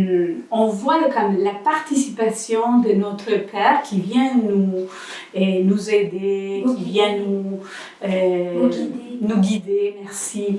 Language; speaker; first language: French; non-native, learner; Spanish